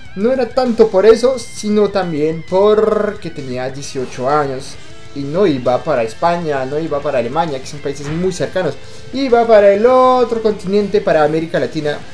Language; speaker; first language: Spanish; non-native, fluent; French